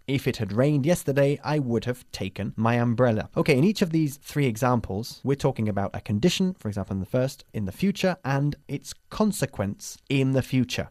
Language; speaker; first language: English; native; English